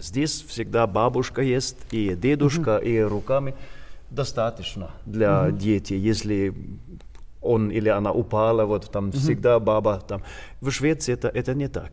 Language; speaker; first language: Russian; non-native, learner; Swedish